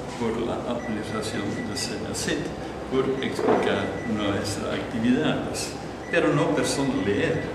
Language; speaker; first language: Spanish; non-native, fluent; Dutch